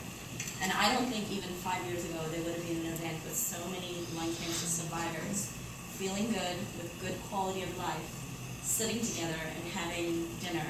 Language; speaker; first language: English; native; English